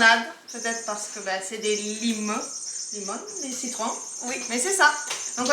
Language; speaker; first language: French; native; French